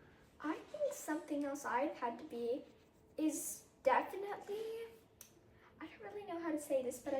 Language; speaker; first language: English; native; English